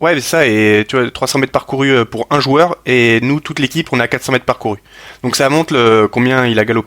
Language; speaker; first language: French; native; French